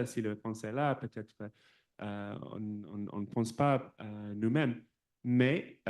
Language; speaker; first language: French; non-native, fluent; English